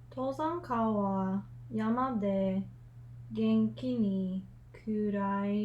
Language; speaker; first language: Japanese; non-native, learner; English